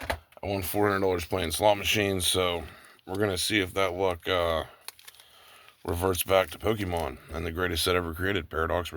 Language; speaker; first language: English; native; English